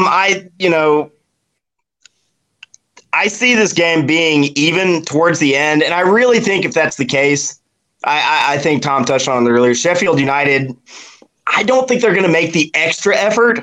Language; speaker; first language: English; native; English